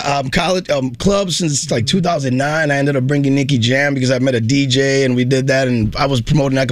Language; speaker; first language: English; early bilingual, other home language; Spanish